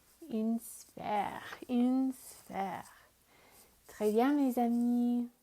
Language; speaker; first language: French; non-native, fluent; English